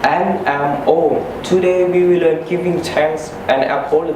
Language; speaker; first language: English; non-native, learner; Thai